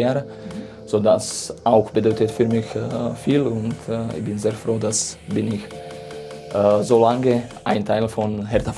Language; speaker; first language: German; non-native, fluent; Slovak